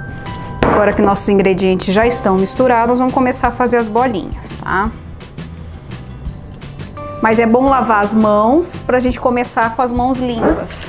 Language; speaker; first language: Portuguese; native; Portuguese